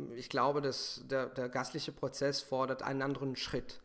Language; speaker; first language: German; non-native, fluent; Italian